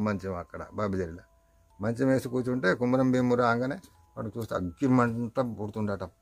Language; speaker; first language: Telugu; non-native, local second language; Gondi